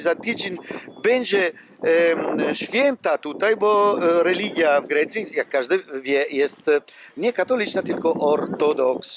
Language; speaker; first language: Polish; non-native, fluent; Italian